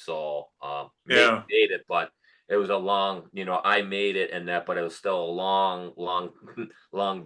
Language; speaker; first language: English; native; English